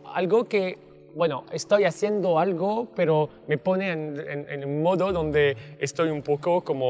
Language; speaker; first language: Spanish; non-native, fluent; French